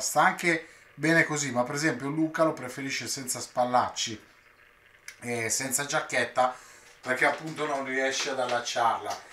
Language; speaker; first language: Italian; native; Italian